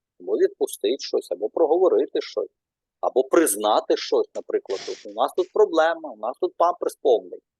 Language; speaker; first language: Ukrainian; non-native, local second language; Russian